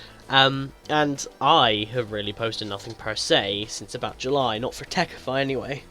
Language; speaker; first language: English; native; English